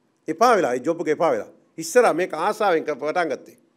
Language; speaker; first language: Sinhala; non-native, local second language; Tamil